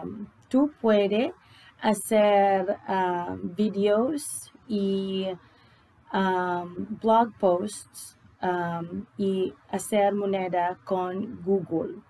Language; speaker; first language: Spanish; non-native, learner; English